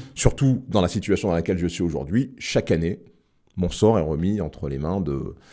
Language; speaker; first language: French; native; French